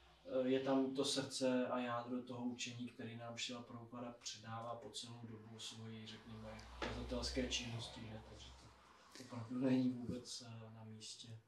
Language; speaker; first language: Czech; native; Czech